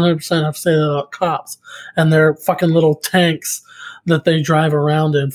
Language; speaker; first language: English; native; English